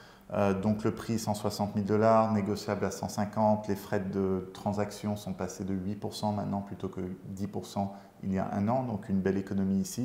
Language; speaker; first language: French; native; French